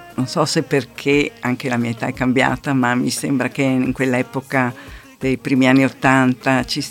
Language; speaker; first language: Italian; native; Italian